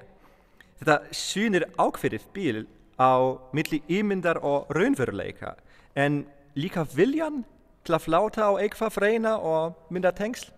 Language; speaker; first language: Icelandic; non-native, fluent; Polish